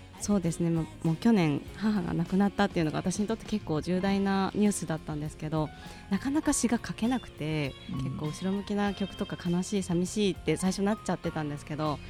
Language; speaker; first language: Japanese; native; Japanese